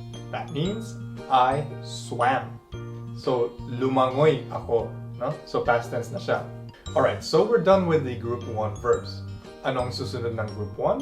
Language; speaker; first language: Filipino; native; Filipino